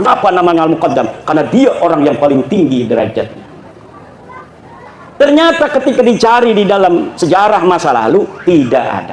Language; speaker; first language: Indonesian; non-native, local second language; Javanese